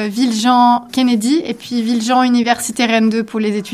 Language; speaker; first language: French; native; French